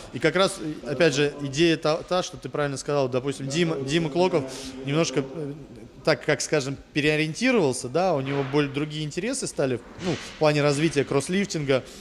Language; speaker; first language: Russian; native; Russian